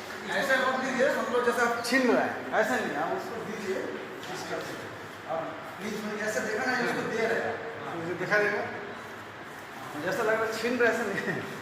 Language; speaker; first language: Hindi; non-native, local second language; Bangla